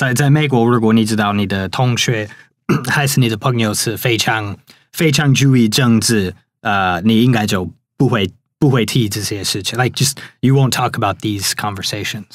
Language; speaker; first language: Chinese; non-native, fluent; English